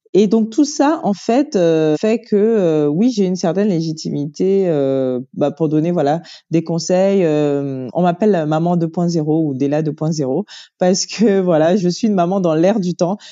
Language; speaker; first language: French; native; French